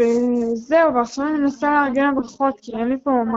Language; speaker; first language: Hebrew; native; Hebrew